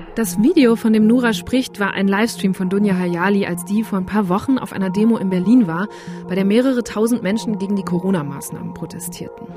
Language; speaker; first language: German; native; German